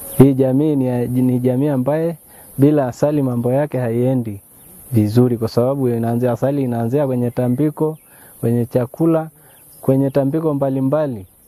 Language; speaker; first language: Swahili; non-native, local second language; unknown